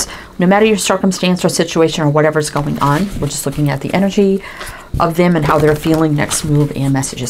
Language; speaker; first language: English; native; English